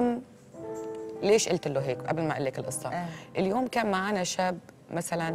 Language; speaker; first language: Arabic; native; Arabic